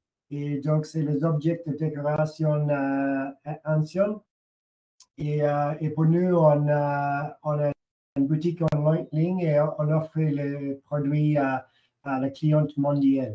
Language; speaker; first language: French; non-native, learner; English